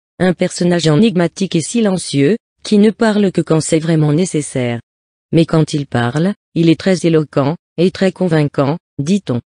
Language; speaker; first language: French; non-native, local second language; Lingala